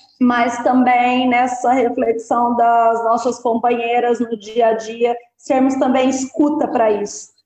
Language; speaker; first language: Portuguese; native; Portuguese